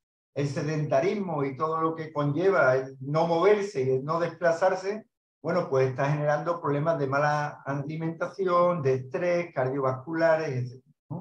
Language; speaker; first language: Spanish; native; Spanish